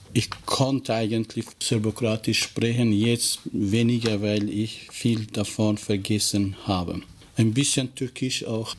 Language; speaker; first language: German; non-native, fluent; Albanian